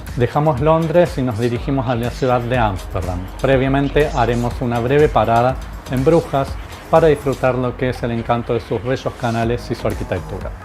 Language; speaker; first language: Spanish; native; Spanish